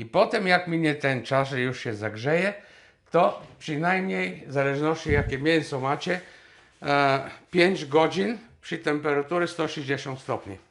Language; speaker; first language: Polish; non-native, fluent; Bulgarian